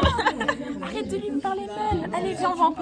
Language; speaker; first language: French; native; French